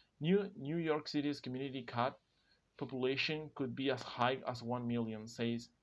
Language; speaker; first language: English; non-native, fluent; Spanish